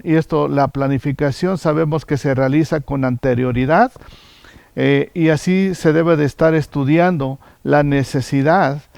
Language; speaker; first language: Spanish; native; Spanish